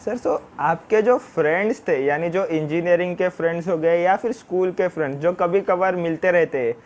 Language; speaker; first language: Hindi; non-native, local second language; Marathi